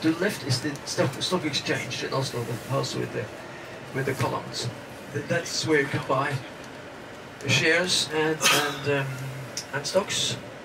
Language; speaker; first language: English; non-native, fluent; Norwegian